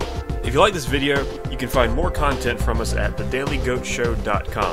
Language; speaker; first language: English; native; English